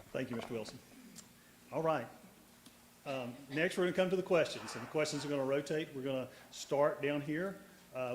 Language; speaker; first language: English; native; English